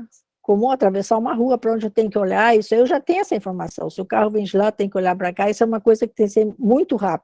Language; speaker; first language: Portuguese; native; Portuguese